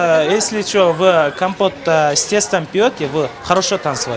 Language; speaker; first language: Russian; non-native, local second language; Kyrgyz